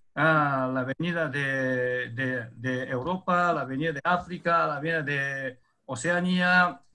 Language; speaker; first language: Spanish; non-native, fluent; Chinese